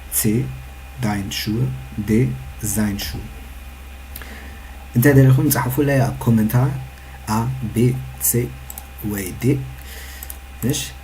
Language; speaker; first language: German; non-native, learner; Tigrinya